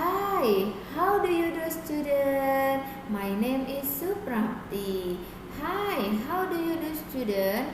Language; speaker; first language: English; non-native, fluent; Indonesian